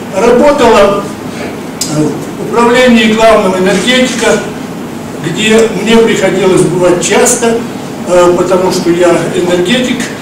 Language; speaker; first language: Russian; native; Russian